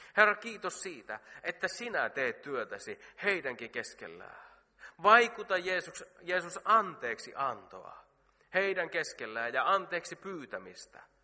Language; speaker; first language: Finnish; native; Finnish